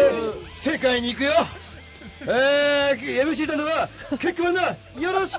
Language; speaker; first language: Japanese; native; Japanese